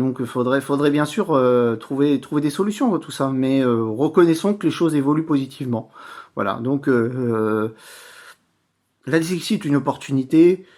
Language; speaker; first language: French; native; French